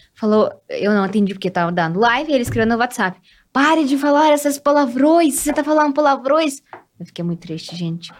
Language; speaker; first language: Portuguese; non-native, fluent; Russian